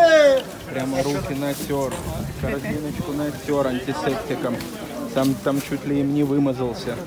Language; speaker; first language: Russian; native; Russian